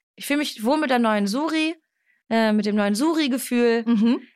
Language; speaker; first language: German; native; German